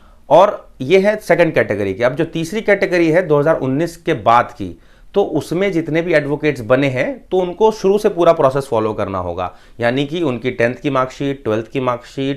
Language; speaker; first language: Hindi; native; Hindi